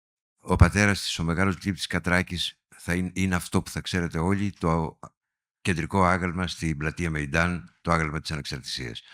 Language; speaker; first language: Greek; native; Greek